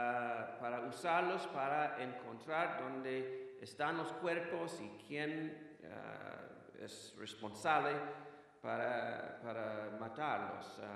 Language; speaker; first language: Spanish; non-native, fluent; English